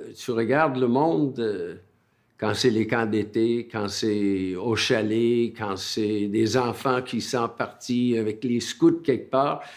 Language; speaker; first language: French; non-native, fluent; Irish